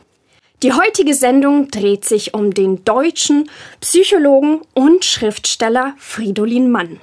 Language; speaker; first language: German; native; German